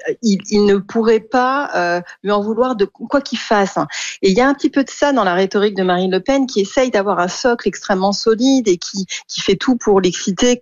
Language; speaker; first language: French; native; French